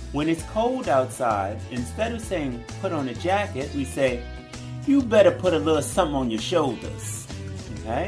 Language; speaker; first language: English; native; English